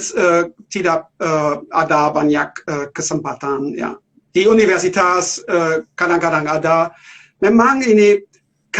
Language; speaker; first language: Indonesian; non-native, learner; German